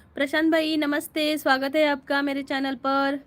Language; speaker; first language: Hindi; non-native, local second language; Marathi